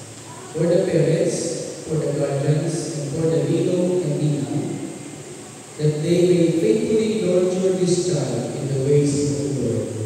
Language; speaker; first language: English; non-native, local second language; Filipino